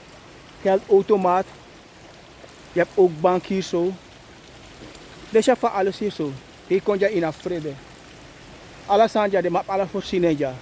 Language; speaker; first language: Dutch; non-native, local second language; Sranan Tongo